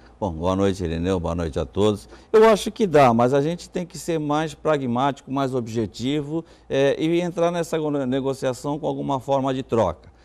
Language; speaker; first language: Portuguese; native; Portuguese